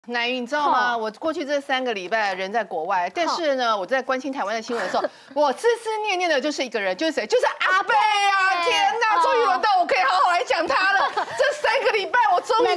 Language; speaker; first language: Chinese; native; Chinese